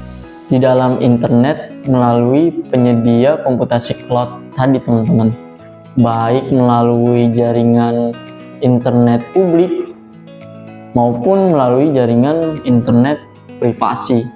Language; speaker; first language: Indonesian; native; Indonesian